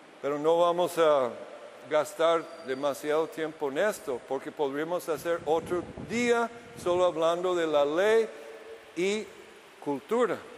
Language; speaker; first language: Spanish; non-native, fluent; English